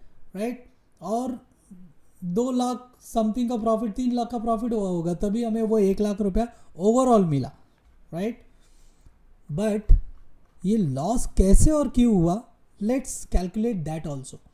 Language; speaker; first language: Hindi; native; Hindi